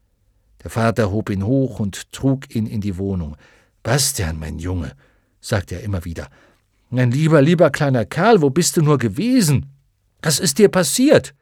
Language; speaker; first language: German; native; German